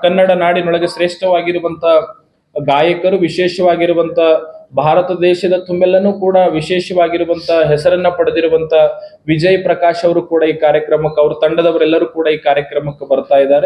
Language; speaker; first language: Kannada; native; Kannada